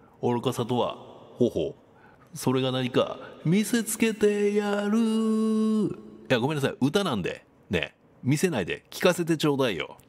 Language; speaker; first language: Japanese; native; Japanese